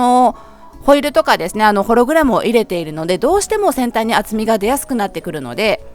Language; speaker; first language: Japanese; native; Japanese